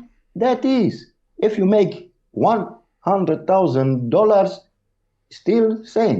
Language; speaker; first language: English; non-native, learner; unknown